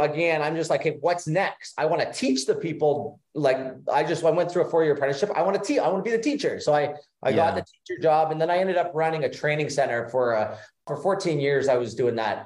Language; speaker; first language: English; native; English